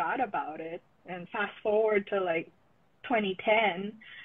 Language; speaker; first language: English; non-native, local second language; Filipino